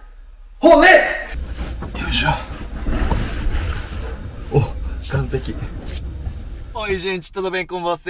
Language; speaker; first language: Portuguese; non-native, fluent; Japanese